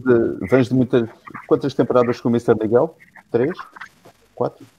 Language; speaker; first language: Portuguese; native; Portuguese